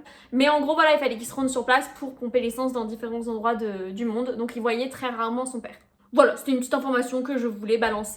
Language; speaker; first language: French; native; French